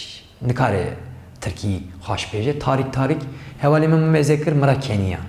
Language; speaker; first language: Kurdish; non-native, local second language; Turkish